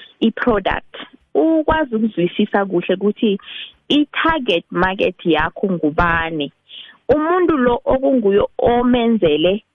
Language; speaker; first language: Zulu; non-native, local second language; South Ndebele